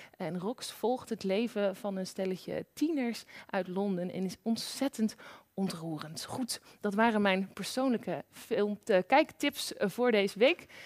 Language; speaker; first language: Dutch; native; Dutch